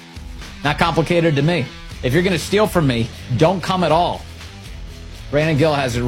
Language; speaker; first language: English; native; English